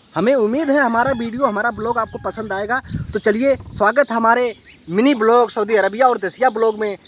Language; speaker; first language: Hindi; native; Hindi